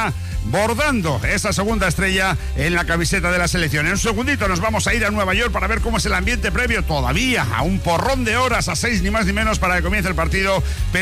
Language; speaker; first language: Spanish; native; Spanish